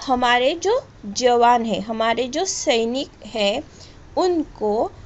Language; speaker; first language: Hindi; non-native, local second language; Marathi